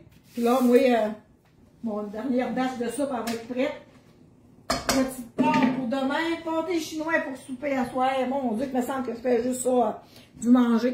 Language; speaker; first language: French; native; French